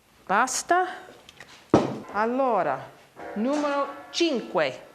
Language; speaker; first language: Italian; non-native, learner; English